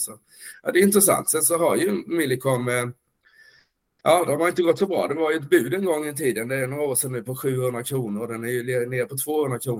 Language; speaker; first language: Swedish; native; Swedish